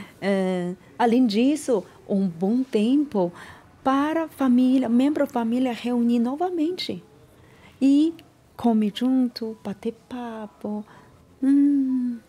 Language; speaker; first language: Portuguese; non-native, learner; Chinese